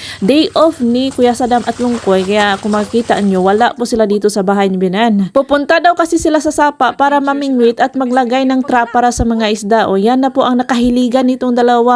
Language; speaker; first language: Filipino; non-native, local second language; Cebuano